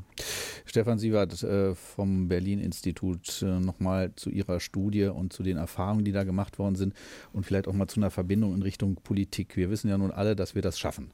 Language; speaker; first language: German; native; German